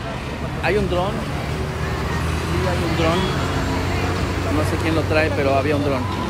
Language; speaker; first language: Spanish; native; Spanish